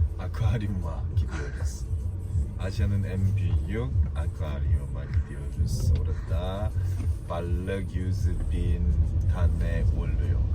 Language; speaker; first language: Turkish; non-native, learner; Korean